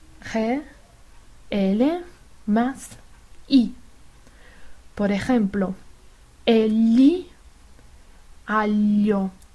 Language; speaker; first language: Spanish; non-native, fluent; Italian